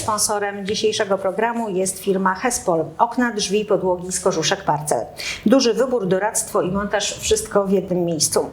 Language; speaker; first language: Polish; native; Polish